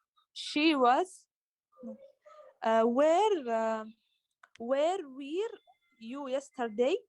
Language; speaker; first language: English; non-native, learner; Arabic